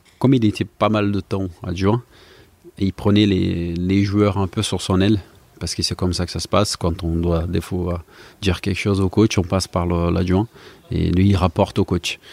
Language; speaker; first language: French; non-native, fluent; Portuguese